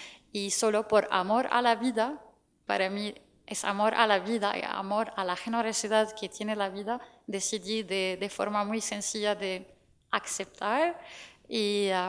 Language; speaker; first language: Spanish; non-native, fluent; Arabic